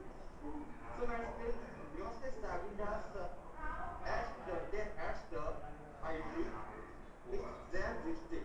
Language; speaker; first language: German; non-native, learner; Hindi